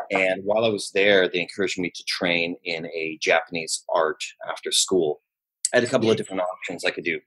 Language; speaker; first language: English; native; English